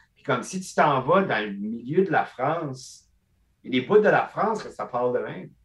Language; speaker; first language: French; non-native, local second language; English